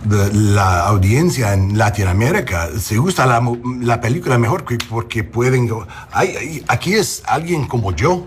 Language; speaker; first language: Spanish; non-native, learner; English